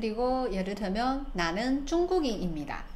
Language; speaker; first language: Korean; non-native, fluent; Chinese